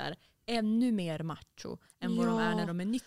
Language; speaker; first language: Swedish; native; Swedish